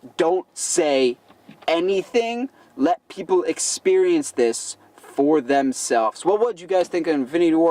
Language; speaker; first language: English; native; English